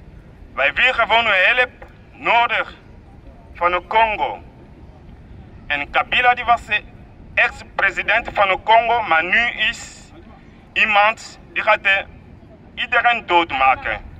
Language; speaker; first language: Dutch; non-native, learner; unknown